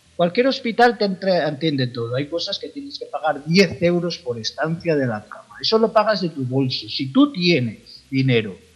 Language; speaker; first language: Spanish; native; Spanish